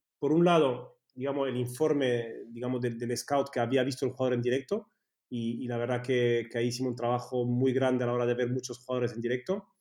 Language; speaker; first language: Spanish; early bilingual, heritage; Spanish